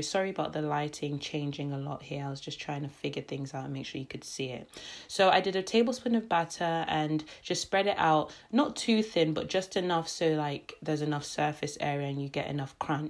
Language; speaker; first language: English; native; English